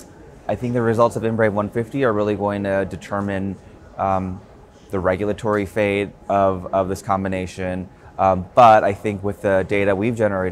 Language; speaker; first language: English; native; English